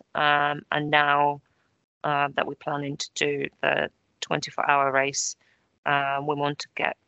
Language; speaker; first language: English; early bilingual, other home language; Polish